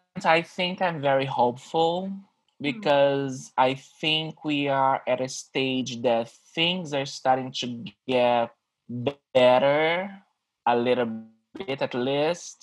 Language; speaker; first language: English; non-native, fluent; Portuguese